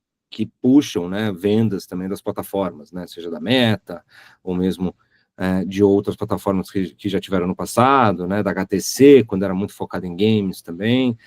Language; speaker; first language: Portuguese; native; Portuguese